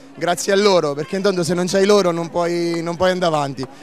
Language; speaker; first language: Italian; native; Italian